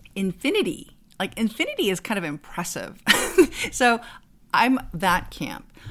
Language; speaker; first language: English; non-native, fluent; Korean